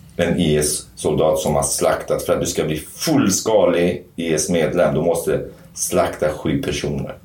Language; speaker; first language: Swedish; non-native, fluent; Kurdish